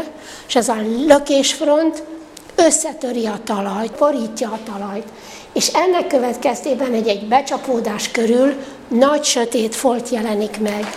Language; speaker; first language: Hungarian; native; Hungarian